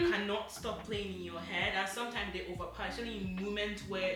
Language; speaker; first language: English; non-native, local second language; Yoruba